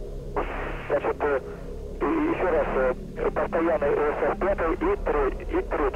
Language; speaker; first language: Russian; non-native, fluent; English